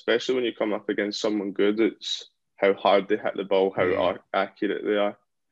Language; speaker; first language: English; native; English